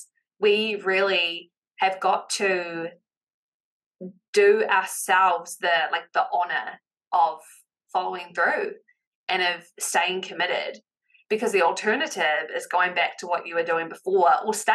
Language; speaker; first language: English; native; English